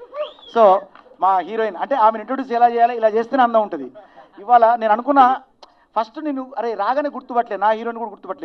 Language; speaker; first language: Telugu; native; Telugu